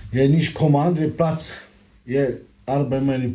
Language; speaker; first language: German; non-native, learner; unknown